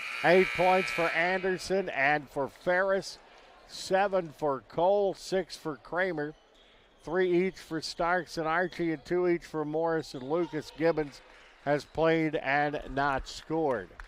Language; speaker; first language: English; native; English